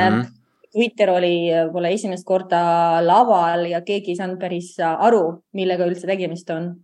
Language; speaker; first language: Estonian; non-native, local second language; Russian